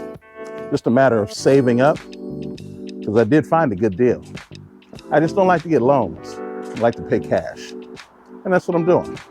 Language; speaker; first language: English; native; English